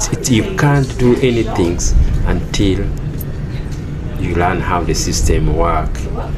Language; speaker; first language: English; non-native, local second language; Kinyarwanda